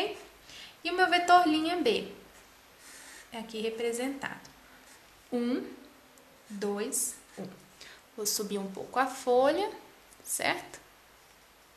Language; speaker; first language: Portuguese; native; Portuguese